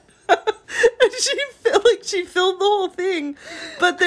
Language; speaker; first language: English; native; English